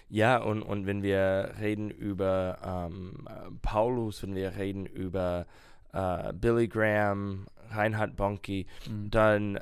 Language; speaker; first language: German; non-native, learner; English